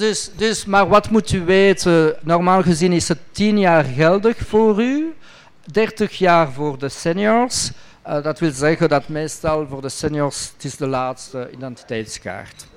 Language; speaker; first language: Dutch; non-native, local second language; French